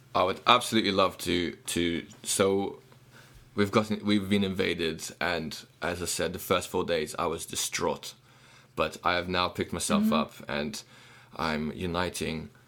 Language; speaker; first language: English; non-native, fluent; Ukrainian